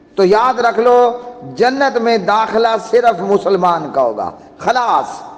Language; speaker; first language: Urdu; non-native, local second language; Saraiki